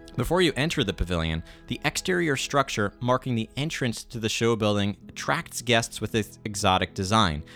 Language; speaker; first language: English; native; English